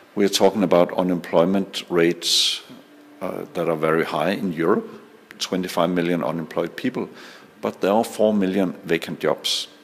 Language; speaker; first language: English; non-native, fluent; Danish